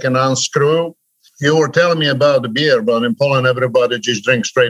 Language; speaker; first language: English; non-native, fluent; Polish